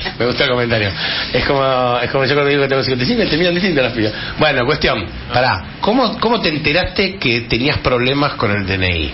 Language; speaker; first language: Spanish; native; Spanish